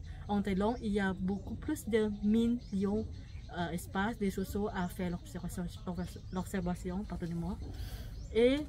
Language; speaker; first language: French; non-native, fluent; Thai